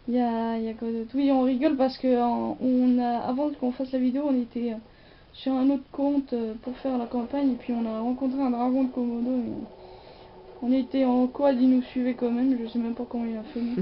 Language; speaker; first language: French; native; French